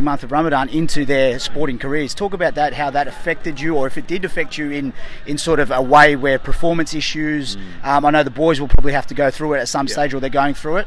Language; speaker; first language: English; native; English